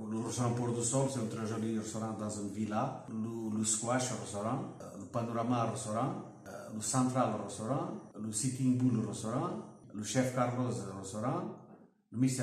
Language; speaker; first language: French; non-native, fluent; Portuguese